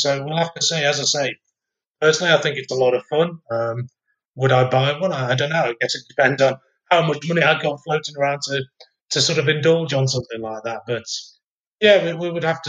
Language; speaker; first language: English; native; English